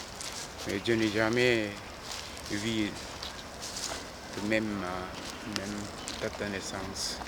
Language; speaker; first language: French; non-native, fluent; Korean